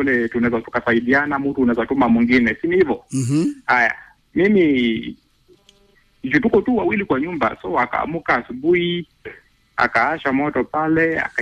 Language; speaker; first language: Swahili; non-native, local second language; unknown